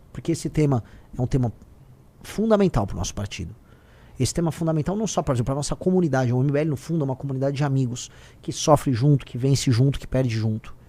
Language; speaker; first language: Portuguese; native; Portuguese